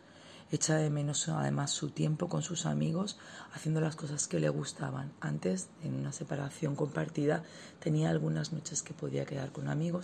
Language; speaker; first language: Spanish; native; Spanish